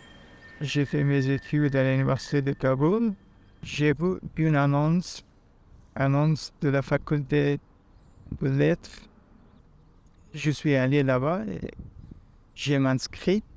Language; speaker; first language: French; non-native, learner; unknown